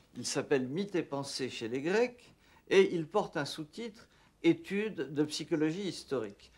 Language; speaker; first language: French; native; French